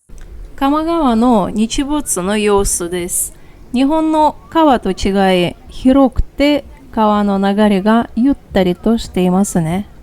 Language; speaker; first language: Japanese; non-native, fluent; Tatar